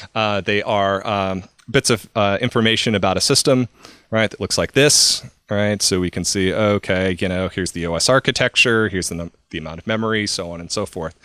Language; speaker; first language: English; native; English